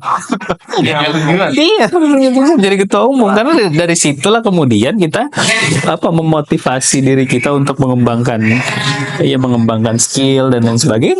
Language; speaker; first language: Indonesian; native; Indonesian